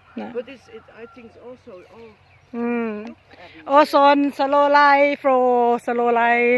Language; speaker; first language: English; non-native, learner; Thai